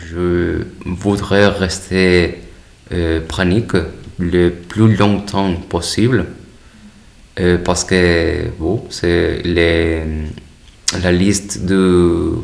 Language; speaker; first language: French; non-native, learner; Spanish